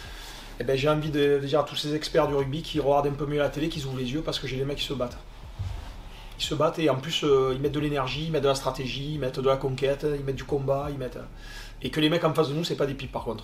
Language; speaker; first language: French; native; French